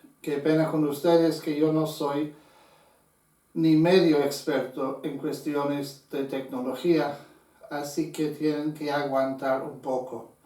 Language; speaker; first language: Spanish; non-native, fluent; English